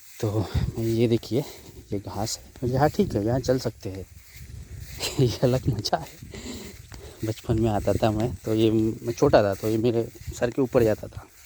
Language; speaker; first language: Hindi; non-native, local second language; Marathi